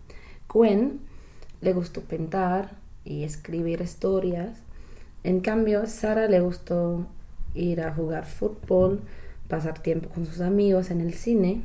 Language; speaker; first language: Spanish; non-native, learner; English